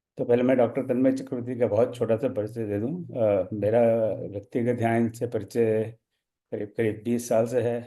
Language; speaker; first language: Hindi; native; Hindi